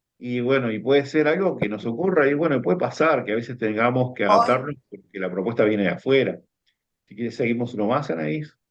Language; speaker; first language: Spanish; native; Spanish